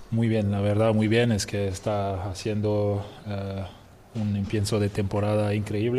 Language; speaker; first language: Spanish; non-native, fluent; French